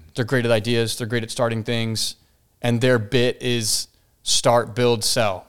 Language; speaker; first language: English; native; English